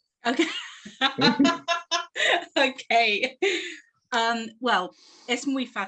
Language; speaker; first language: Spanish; non-native, fluent; English